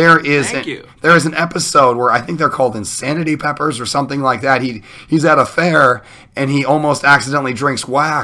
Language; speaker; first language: English; native; English